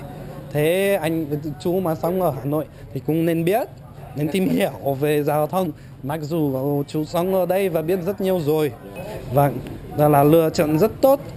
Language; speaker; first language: Vietnamese; non-native, fluent; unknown